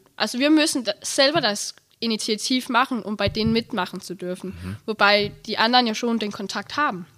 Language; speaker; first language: German; early bilingual, heritage; Danish